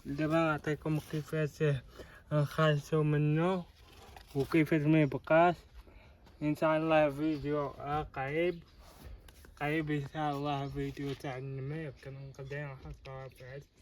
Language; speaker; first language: Arabic; native; Arabic